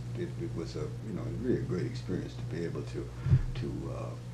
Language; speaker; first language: English; native; English